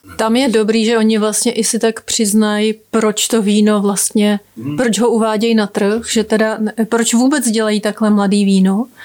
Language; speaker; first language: Czech; native; Czech